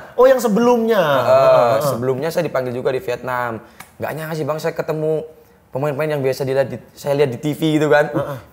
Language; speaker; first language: Indonesian; native; Indonesian